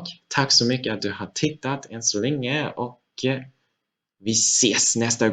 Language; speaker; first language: Swedish; non-native, fluent; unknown